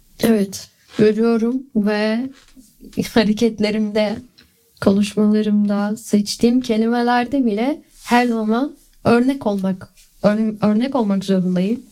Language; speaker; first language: Turkish; early bilingual, other home language; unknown